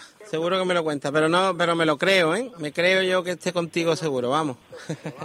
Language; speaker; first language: Spanish; native; Spanish